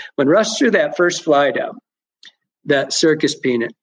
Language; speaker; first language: English; native; English